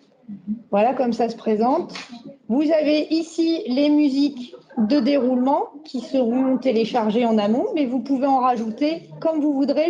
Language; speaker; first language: French; native; French